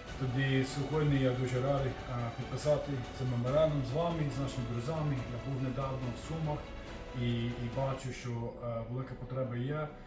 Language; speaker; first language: Ukrainian; non-native, fluent; English